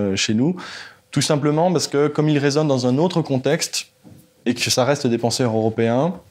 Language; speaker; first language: French; native; French